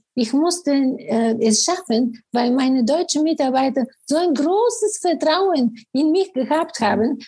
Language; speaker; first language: German; non-native, fluent; Bulgarian